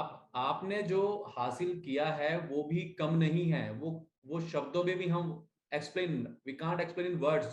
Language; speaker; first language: Hindi; native; Hindi